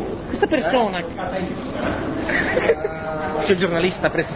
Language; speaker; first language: Italian; native; Italian